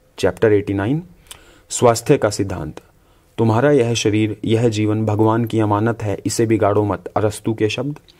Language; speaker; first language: Hindi; native; Hindi